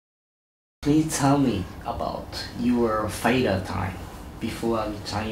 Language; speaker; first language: English; non-native, learner; Japanese